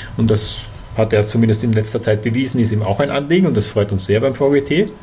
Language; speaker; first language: German; native; German